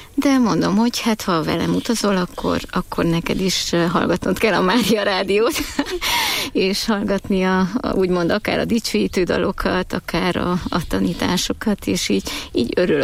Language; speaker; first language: Hungarian; native; Hungarian